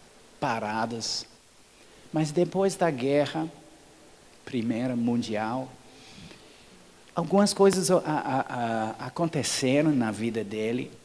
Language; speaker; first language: Portuguese; non-native, fluent; English